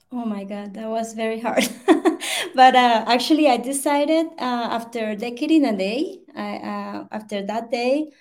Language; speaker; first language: English; non-native, fluent; Spanish